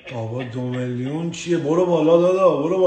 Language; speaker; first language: Persian; native; Persian